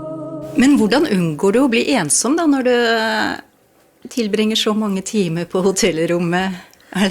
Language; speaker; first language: Norwegian; native; Norwegian